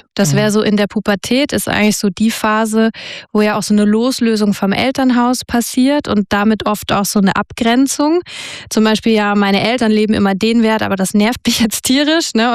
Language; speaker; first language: German; native; German